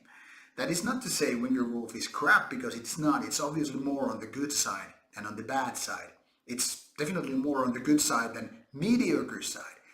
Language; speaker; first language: English; non-native, fluent; Finnish